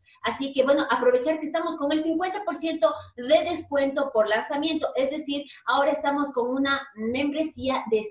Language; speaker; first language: Spanish; native; Spanish